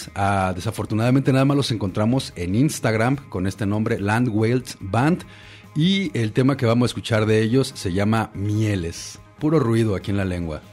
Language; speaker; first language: Spanish; native; Spanish